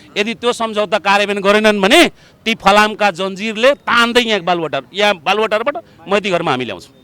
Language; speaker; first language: Nepali; native; Nepali